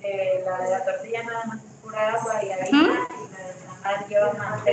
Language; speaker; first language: Spanish; native; Spanish